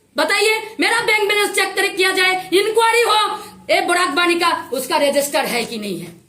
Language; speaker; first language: Hindi; native; Hindi